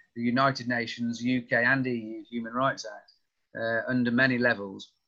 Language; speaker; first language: English; native; English